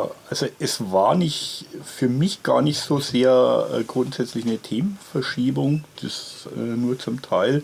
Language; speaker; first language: German; native; German